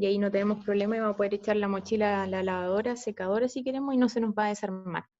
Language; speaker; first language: Spanish; native; Spanish